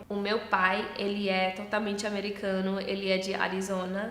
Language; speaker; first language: Portuguese; early bilingual, heritage; English